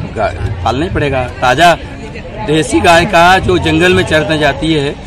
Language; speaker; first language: Hindi; native; Hindi